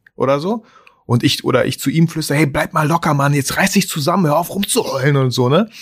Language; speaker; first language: German; early bilingual, other home language; Russian